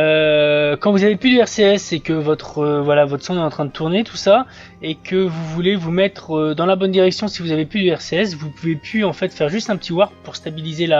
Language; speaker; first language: French; native; French